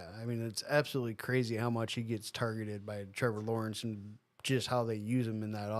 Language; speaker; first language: English; native; English